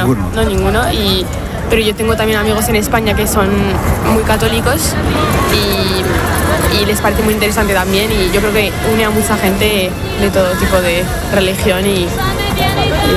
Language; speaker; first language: Spanish; non-native, fluent; French